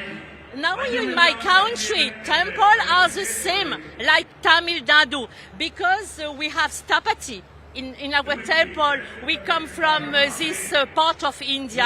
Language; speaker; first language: English; non-native, learner; French